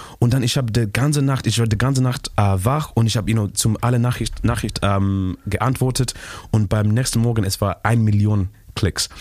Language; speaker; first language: German; non-native, learner; Shona